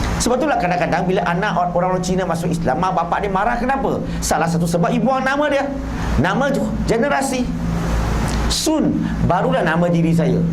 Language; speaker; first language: Malay; non-native, local second language; Chinese